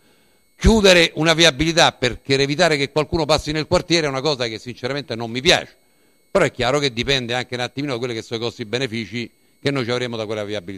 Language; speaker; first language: Italian; native; Italian